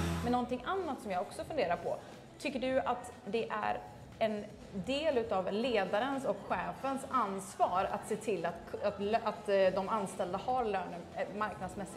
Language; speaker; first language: Swedish; native; Swedish